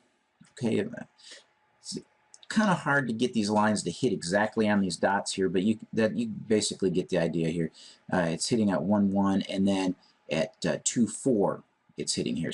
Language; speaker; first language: English; native; English